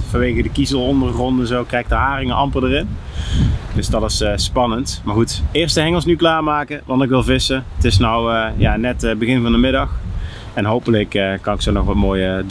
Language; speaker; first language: Dutch; native; Dutch